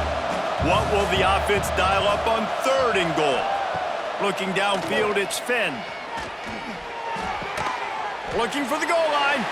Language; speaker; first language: English; native; English